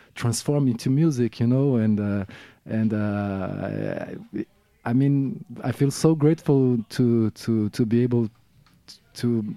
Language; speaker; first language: English; non-native, fluent; Portuguese